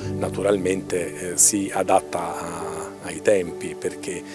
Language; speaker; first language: Italian; native; Italian